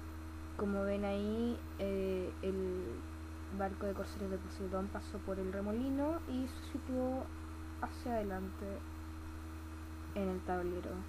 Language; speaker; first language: Spanish; native; Spanish